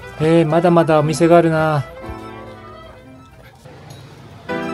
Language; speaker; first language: Japanese; native; Japanese